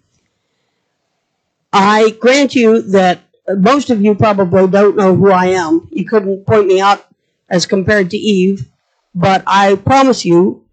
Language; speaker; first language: English; native; English